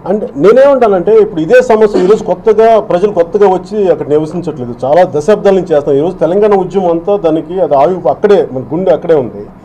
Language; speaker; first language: Telugu; native; Telugu